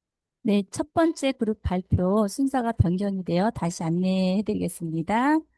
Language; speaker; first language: Korean; native; Korean